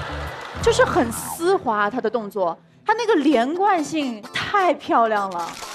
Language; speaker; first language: Chinese; native; Chinese